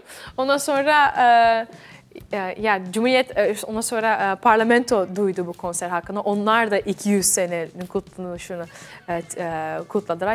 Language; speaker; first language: Turkish; early bilingual, heritage; Dutch